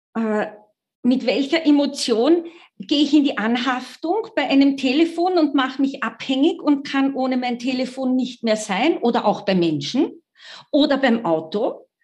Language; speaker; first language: German; native; German